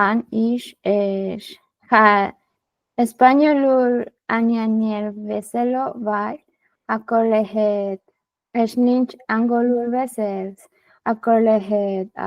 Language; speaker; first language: Hungarian; non-native, learner; Spanish